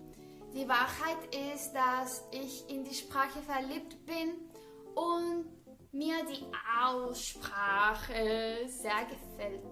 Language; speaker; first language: German; non-native, learner; Spanish